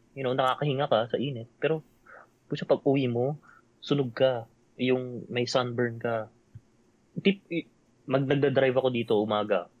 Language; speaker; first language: Filipino; native; Filipino